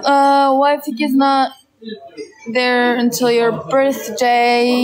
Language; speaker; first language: English; non-native, fluent; Turkish